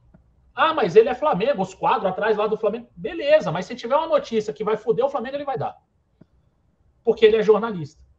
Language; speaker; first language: Portuguese; native; Portuguese